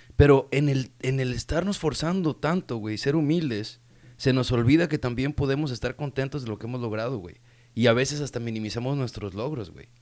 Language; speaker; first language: Spanish; native; Spanish